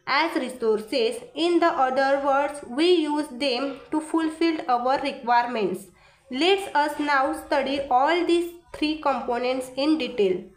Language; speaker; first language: English; non-native, local second language; Marathi